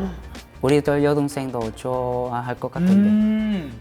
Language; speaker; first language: Korean; non-native, learner; Vietnamese